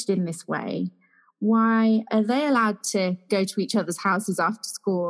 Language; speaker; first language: English; native; English